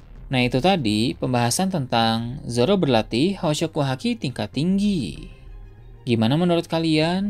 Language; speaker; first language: Indonesian; native; Indonesian